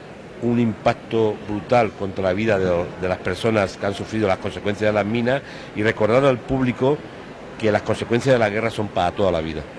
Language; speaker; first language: Spanish; native; Spanish